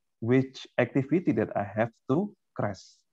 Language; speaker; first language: English; non-native, fluent; Indonesian